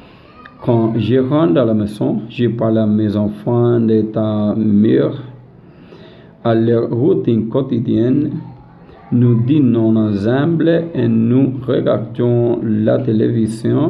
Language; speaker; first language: French; non-native, learner; Spanish